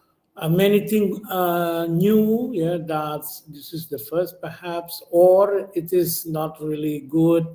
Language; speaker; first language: English; non-native, learner; Indonesian